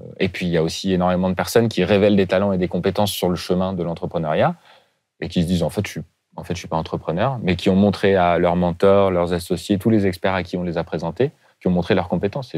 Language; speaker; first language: French; native; French